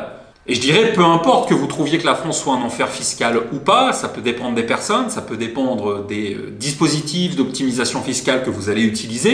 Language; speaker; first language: French; native; French